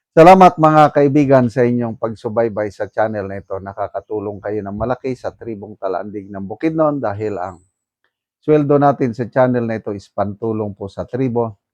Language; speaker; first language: Filipino; non-native, local second language; Iloko